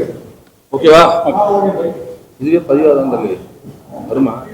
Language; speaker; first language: Tamil; native; Tamil